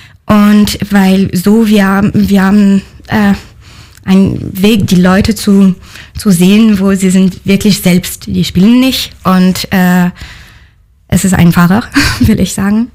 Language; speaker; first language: German; non-native, learner; French